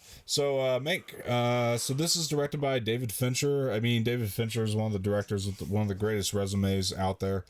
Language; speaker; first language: English; native; English